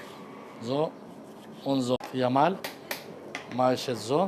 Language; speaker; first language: German; non-native, fluent; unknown